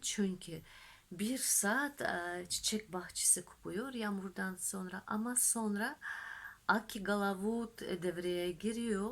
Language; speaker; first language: Turkish; non-native, fluent; Russian